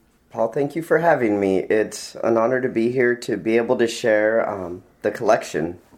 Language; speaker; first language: English; early bilingual, other home language; Spanish